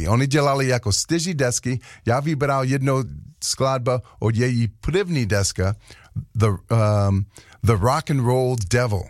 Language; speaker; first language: Czech; non-native, learner; English